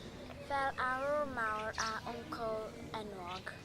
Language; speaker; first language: Welsh; non-native, local second language; English